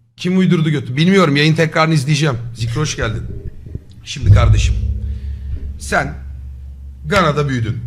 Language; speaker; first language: Turkish; native; Turkish